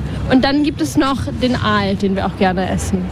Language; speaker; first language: German; non-native, fluent; Latvian